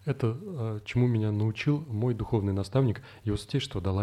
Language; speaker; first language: Russian; native; Russian